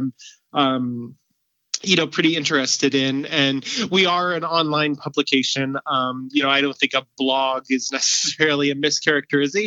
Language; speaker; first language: English; native; English